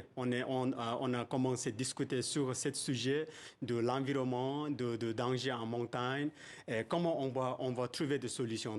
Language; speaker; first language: French; non-native, fluent; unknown